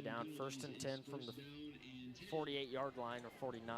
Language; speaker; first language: English; native; English